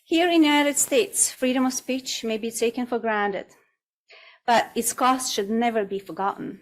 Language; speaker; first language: English; non-native, fluent; Russian